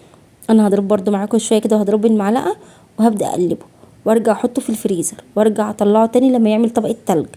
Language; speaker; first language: Arabic; native; Arabic